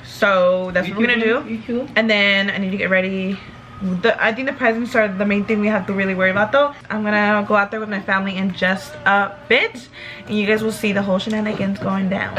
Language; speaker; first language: English; early bilingual, other home language; Spanish